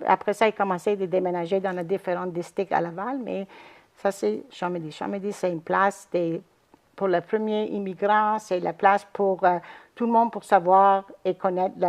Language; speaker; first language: French; non-native, fluent; Greek